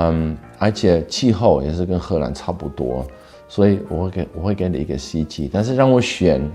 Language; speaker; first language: Chinese; non-native, fluent; Dutch